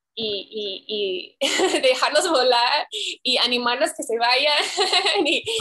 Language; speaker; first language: Spanish; non-native, fluent; English